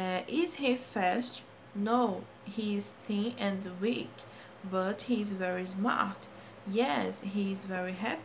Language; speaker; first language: English; non-native, fluent; Portuguese